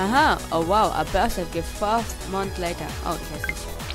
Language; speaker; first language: German; native; German